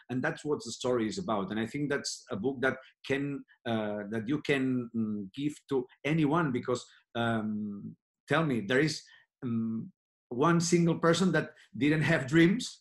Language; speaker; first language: English; non-native, fluent; Catalan